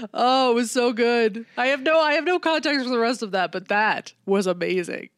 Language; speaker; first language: English; native; English